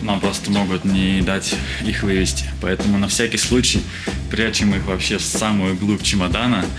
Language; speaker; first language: Russian; native; Russian